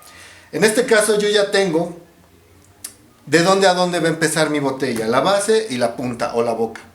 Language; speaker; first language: Spanish; native; Spanish